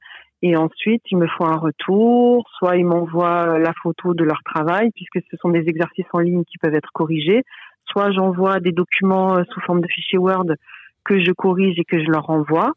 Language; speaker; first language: French; native; French